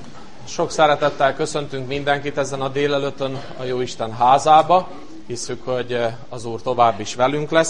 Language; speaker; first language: Hungarian; native; Hungarian